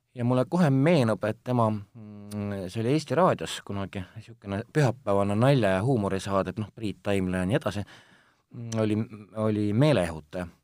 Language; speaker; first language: Estonian; native; Estonian